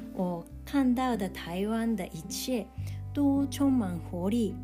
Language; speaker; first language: Chinese; non-native, fluent; Japanese